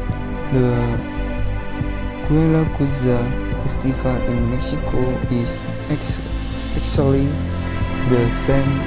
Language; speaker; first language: English; non-native, learner; Indonesian